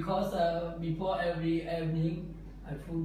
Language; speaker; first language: English; non-native, learner; Khmer